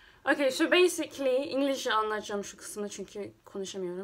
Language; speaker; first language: Turkish; early bilingual, heritage; Turkish